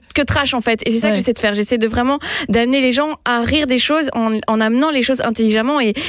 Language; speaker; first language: French; native; French